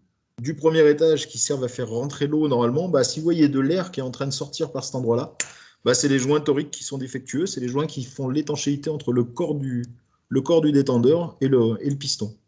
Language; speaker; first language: French; native; French